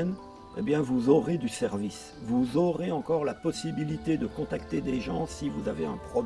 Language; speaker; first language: French; native; French